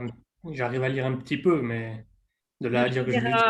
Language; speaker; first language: French; native; French